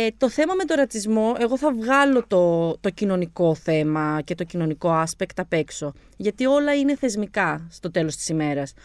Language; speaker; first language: Greek; early bilingual, other home language; Albanian